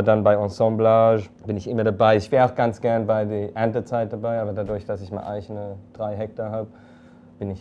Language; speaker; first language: German; early bilingual, heritage; English